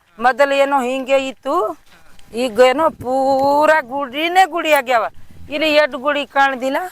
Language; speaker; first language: Kannada; non-native, local second language; Lambadi